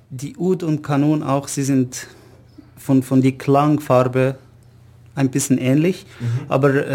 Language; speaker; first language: German; non-native, learner; Arabic